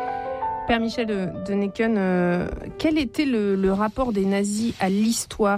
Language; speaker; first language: French; native; French